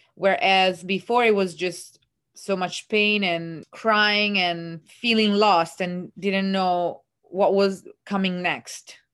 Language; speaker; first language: English; non-native, fluent; Italian